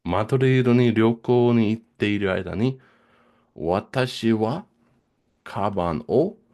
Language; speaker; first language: Japanese; non-native, fluent; English